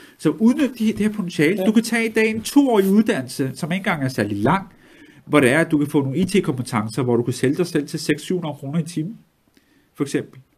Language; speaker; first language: Danish; early bilingual, other home language; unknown